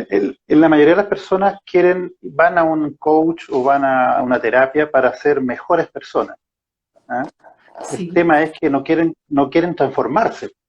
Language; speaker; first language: Spanish; native; Spanish